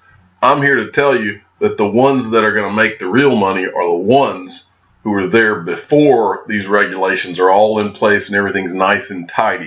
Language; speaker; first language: English; native; English